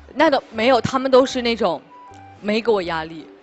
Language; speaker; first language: Chinese; native; Chinese